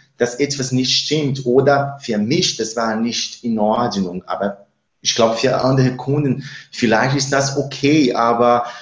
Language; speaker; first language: German; non-native, fluent; Spanish